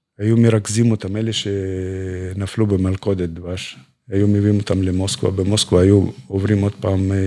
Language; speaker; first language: Hebrew; non-native, fluent; Russian